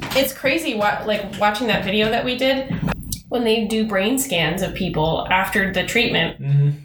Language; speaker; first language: English; native; English